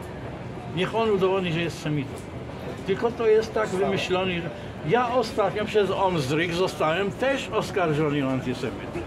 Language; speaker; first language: Polish; non-native, fluent; Arabic